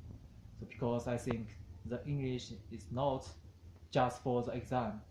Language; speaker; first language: English; non-native, learner; Chinese